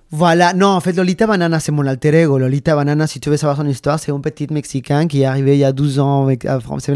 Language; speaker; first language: French; non-native, fluent; Spanish